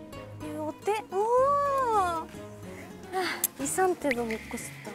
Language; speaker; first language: Korean; non-native, learner; Japanese